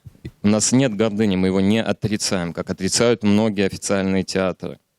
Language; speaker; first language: Russian; native; Russian